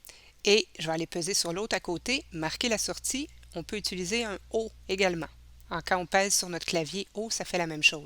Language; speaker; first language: French; native; French